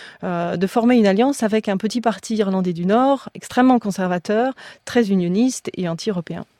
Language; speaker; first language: French; native; French